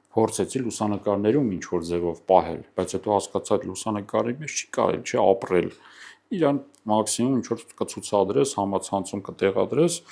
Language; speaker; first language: Armenian; native; Armenian